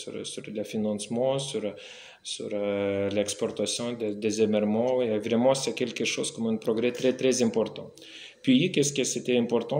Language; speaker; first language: French; non-native, fluent; Lithuanian